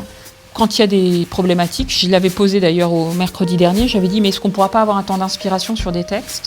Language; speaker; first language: French; native; French